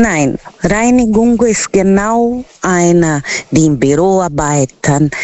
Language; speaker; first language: German; non-native, learner; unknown